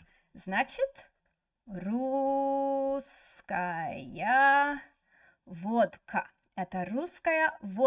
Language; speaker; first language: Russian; non-native, fluent; English